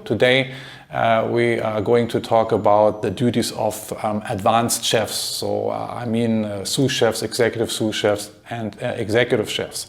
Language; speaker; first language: English; non-native, fluent; German